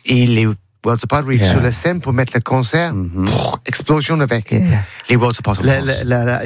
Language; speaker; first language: French; non-native, learner; English